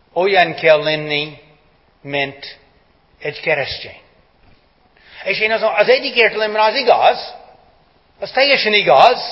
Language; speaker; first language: Hungarian; non-native, fluent; English